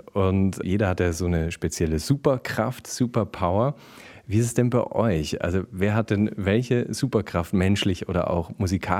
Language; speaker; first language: German; native; German